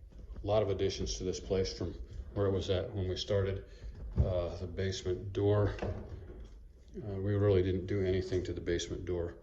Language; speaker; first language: English; native; English